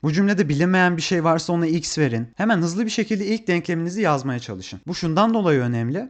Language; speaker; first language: Turkish; native; Turkish